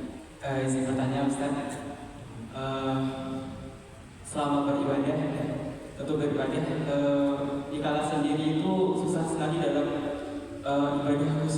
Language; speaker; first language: Indonesian; native; Indonesian